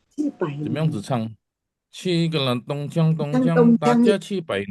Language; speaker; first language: Chinese; non-native, fluent; Indonesian